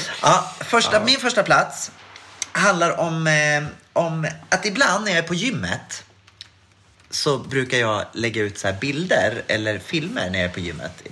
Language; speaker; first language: Swedish; native; Swedish